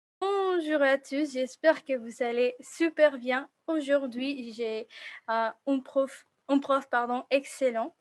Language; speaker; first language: French; non-native, fluent; Spanish